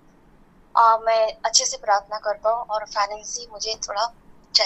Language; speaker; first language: Hindi; non-native, local second language; Kannada